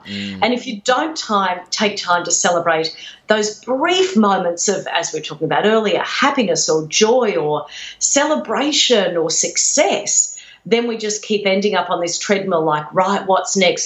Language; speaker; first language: English; native; English